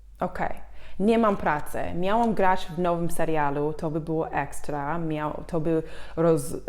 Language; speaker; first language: Polish; non-native, fluent; English